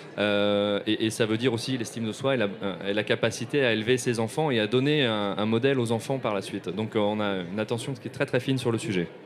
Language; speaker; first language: French; native; French